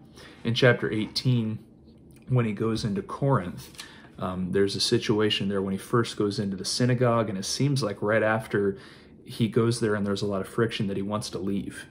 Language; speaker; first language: English; native; English